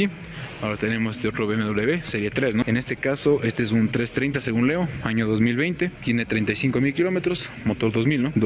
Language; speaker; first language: Spanish; native; Spanish